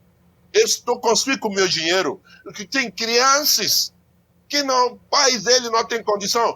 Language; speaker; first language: Portuguese; non-native, learner; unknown